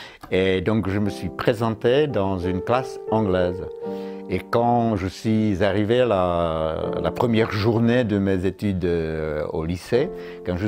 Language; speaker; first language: French; non-native, fluent; Czech